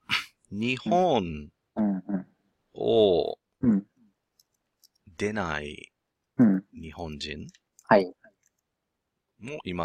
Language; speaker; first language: Japanese; non-native, learner; English